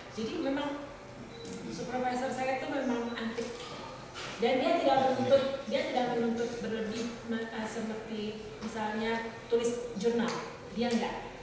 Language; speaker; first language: Indonesian; native; Indonesian